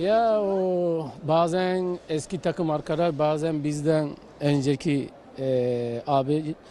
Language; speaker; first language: Turkish; non-native, learner; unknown